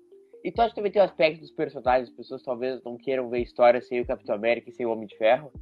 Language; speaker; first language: Portuguese; native; Portuguese